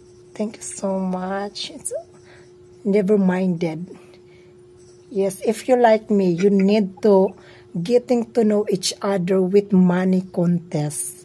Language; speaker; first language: English; non-native, learner; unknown